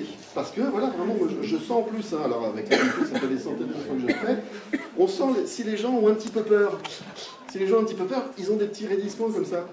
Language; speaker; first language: French; native; French